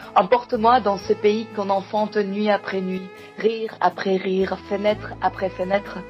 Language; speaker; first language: French; non-native, fluent; Greek